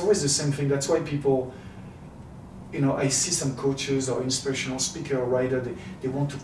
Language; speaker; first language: English; non-native, fluent; French